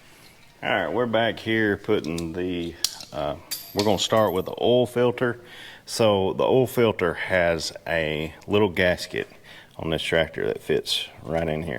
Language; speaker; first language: English; native; English